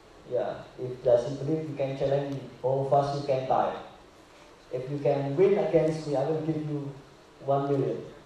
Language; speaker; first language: English; non-native, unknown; Indonesian